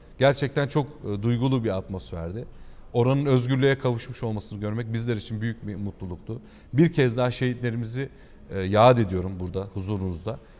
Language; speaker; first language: Turkish; native; Turkish